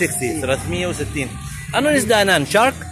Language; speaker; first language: Filipino; non-native, learner; Arabic